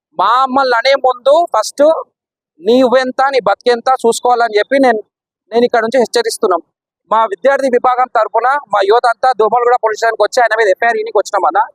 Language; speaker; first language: Telugu; native; Telugu